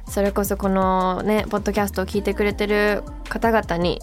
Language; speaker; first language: Japanese; early bilingual, heritage; Japanese